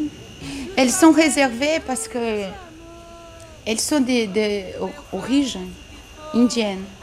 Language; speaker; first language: French; non-native, learner; Portuguese